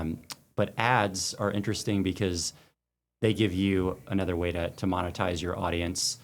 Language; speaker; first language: English; native; English